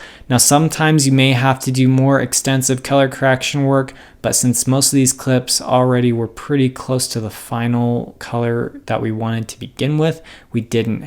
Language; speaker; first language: English; native; English